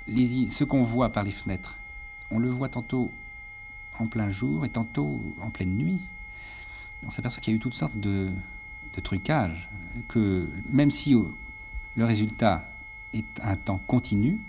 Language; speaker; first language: French; native; French